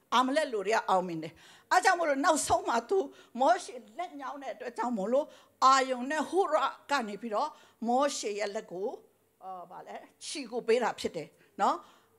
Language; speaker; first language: Burmese; non-native, local second language; Tedim Chin